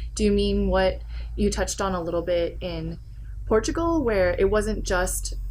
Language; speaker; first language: English; native; English